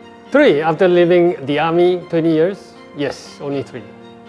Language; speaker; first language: English; non-native, local second language; Chinese